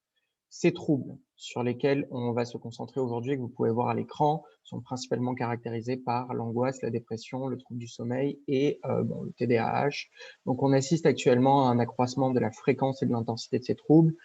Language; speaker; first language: French; native; French